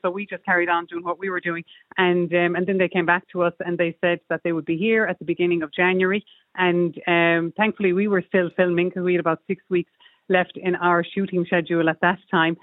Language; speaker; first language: English; native; English